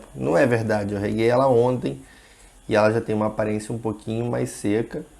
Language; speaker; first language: Portuguese; native; Portuguese